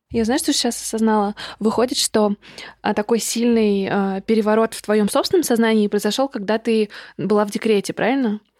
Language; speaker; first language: Russian; native; Russian